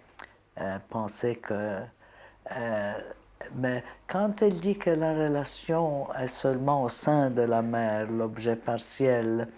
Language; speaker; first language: French; non-native, fluent; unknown